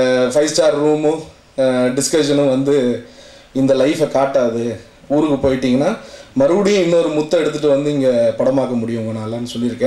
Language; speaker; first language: Tamil; native; Tamil